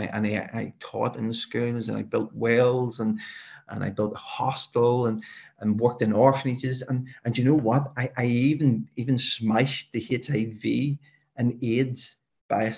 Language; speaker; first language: English; native; English